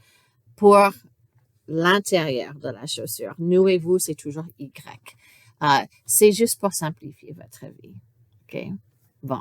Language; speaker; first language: French; non-native, fluent; English